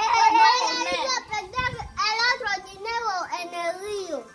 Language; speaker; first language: Spanish; native; Spanish